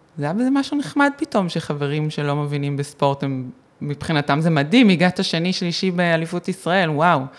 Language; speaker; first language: Hebrew; native; Hebrew